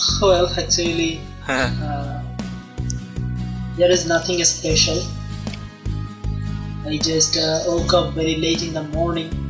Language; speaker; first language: English; non-native, learner; Bangla